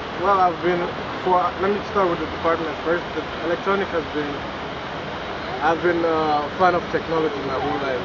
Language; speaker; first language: English; non-native, fluent; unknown